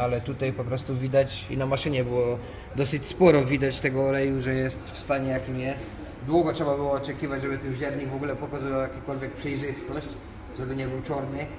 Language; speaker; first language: Polish; native; Polish